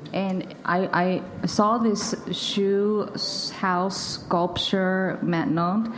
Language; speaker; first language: English; native; English